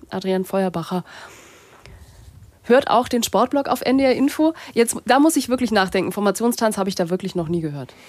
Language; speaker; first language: German; native; German